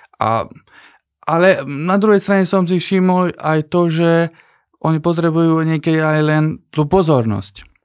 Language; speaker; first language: Slovak; non-native, local second language; Hungarian